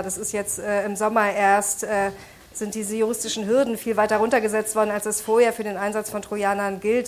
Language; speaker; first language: German; native; German